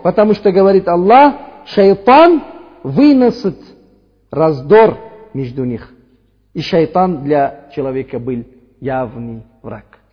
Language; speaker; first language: Russian; non-native, fluent; Uzbek